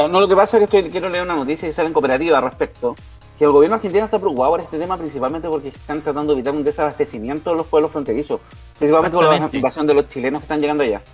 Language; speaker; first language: Spanish; native; Spanish